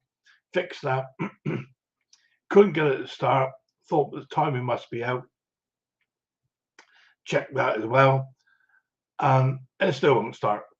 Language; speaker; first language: English; native; English